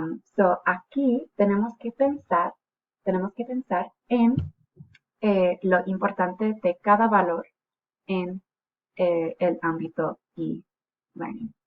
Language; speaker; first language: Spanish; non-native, fluent; English